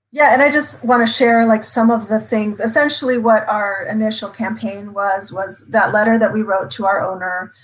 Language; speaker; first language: English; native; English